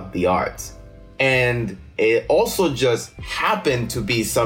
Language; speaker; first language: English; non-native, local second language; French